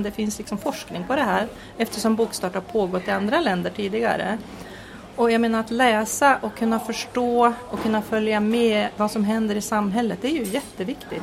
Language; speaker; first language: Swedish; native; Swedish